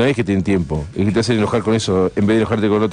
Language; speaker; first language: Spanish; native; Spanish